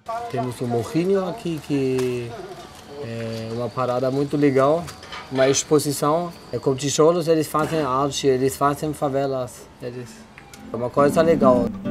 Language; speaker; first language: Portuguese; non-native, fluent; German